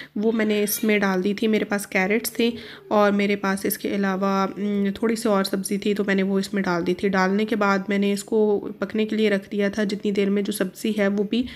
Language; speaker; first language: Hindi; native; Hindi